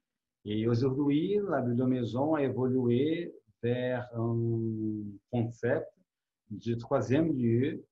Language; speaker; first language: French; non-native, fluent; Portuguese